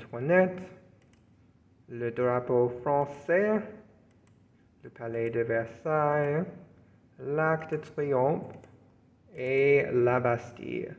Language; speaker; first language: French; non-native, fluent; English